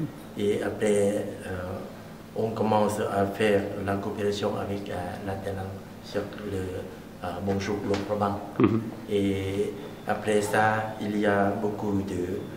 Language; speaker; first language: French; non-native, learner; Lao